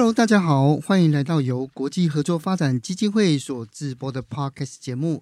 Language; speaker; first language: Chinese; native; Chinese